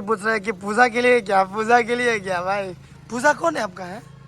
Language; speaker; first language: Hindi; non-native, local second language; Bangla